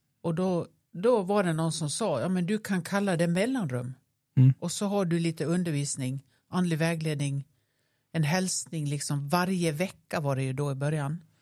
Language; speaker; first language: Swedish; native; Swedish